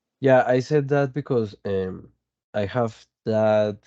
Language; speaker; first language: English; non-native, fluent; Spanish